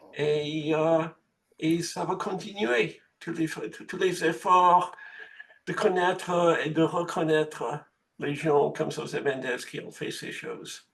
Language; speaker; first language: French; non-native, fluent; English